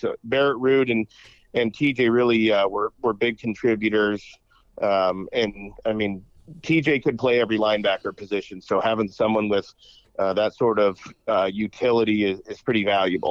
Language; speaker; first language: English; native; English